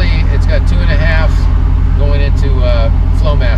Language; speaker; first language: English; native; English